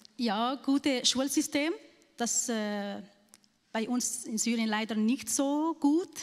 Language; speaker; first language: German; non-native, learner; Arabic